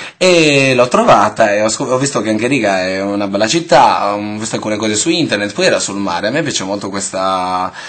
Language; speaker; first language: Italian; native; Italian